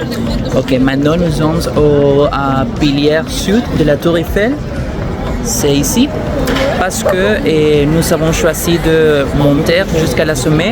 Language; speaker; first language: French; non-native, learner; Spanish